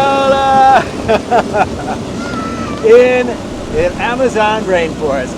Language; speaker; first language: Spanish; non-native, fluent; English